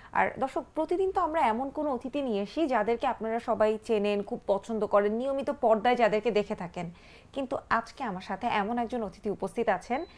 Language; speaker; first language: Bangla; native; Bangla